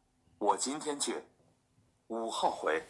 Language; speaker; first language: Chinese; non-native, learner; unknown